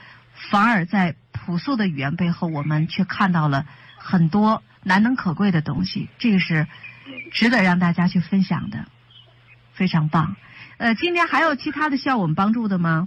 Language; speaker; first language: Chinese; native; Chinese